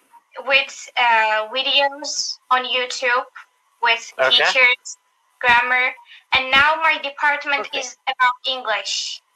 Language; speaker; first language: English; non-native, learner; Turkish